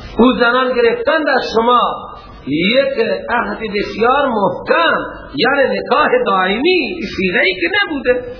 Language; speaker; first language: Persian; non-native, local second language; Baluchi